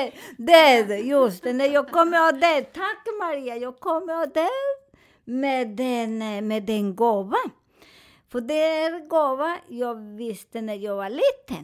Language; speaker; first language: Swedish; non-native, fluent; Spanish